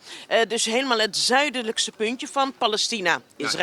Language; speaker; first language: Dutch; native; Dutch